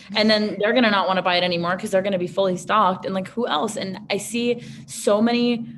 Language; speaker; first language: English; native; English